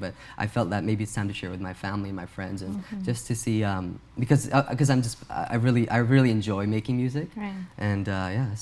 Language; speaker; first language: English; early bilingual, other home language; Urdu